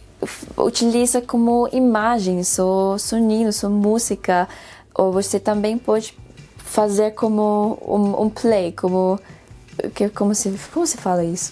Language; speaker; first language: Portuguese; non-native, fluent; Spanish